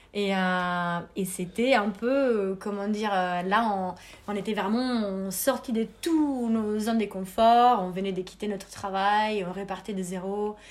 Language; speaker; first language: French; non-native, fluent; Italian